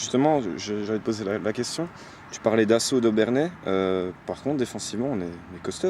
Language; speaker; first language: French; native; French